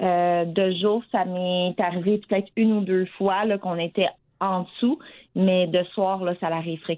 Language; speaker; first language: French; native; French